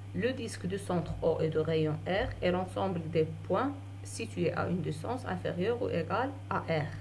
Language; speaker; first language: French; non-native, local second language; Arabic